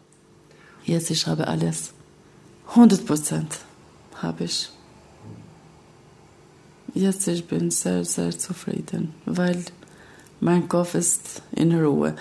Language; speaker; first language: German; non-native, learner; Albanian